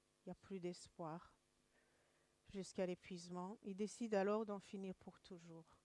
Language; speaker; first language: French; non-native, local second language; Kinyarwanda